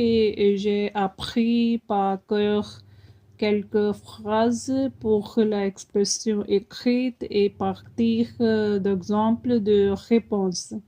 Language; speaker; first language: French; non-native, fluent; Punjabi